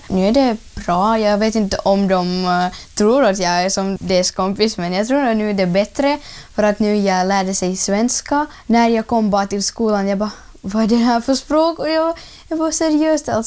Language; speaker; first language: Swedish; early bilingual, other home language; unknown